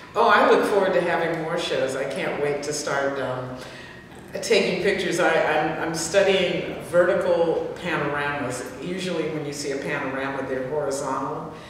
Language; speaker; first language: English; native; English